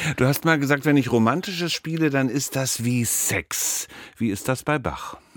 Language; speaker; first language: German; native; German